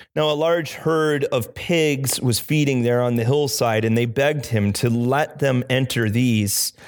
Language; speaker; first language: English; native; English